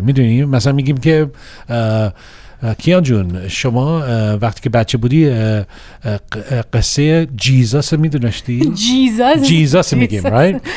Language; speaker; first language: Persian; early bilingual, heritage; Persian